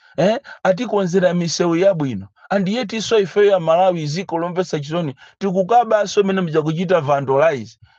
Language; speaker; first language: Nyanja; native; Nyanja